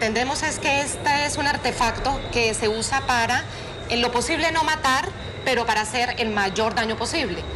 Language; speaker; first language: Spanish; native; Spanish